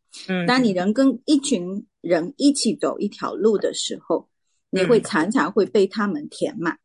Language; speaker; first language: Chinese; native; Chinese